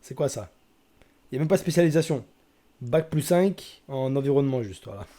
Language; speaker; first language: French; native; French